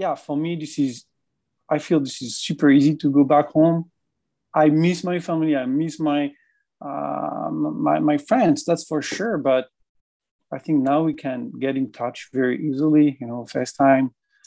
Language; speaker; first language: English; non-native, fluent; French